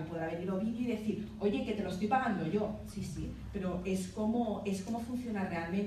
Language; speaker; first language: Spanish; native; Spanish